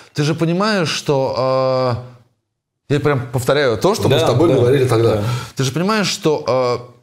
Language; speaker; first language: Russian; native; Russian